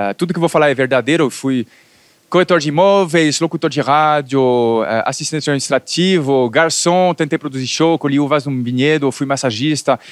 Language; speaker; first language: Portuguese; non-native, fluent; French